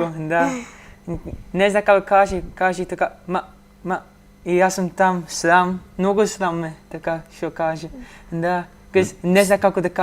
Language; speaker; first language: Macedonian; early bilingual, heritage; Macedonian